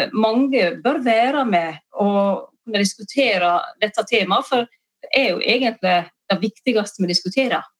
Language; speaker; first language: Norwegian; native; Norwegian